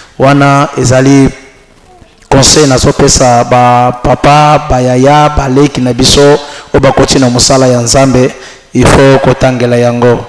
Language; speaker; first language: Lingala; non-native, local second language; Luba-Lulua